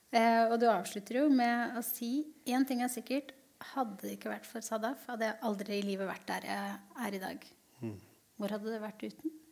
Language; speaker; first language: Norwegian; native; Norwegian